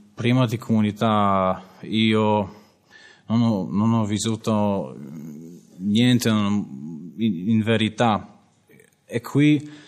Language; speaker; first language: Italian; non-native, learner; English